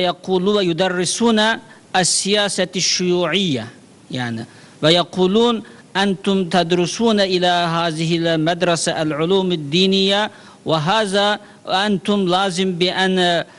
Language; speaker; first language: Arabic; non-native, learner; Uyghur